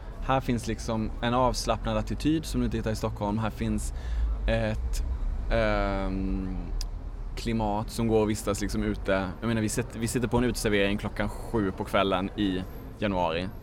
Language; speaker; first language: Swedish; native; Swedish